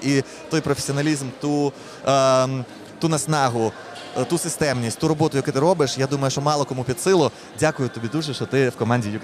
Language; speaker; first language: Ukrainian; native; Ukrainian